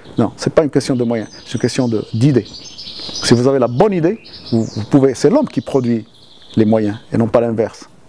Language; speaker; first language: French; non-native, local second language; Arabic